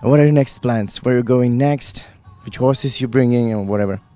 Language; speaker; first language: English; non-native, fluent; Czech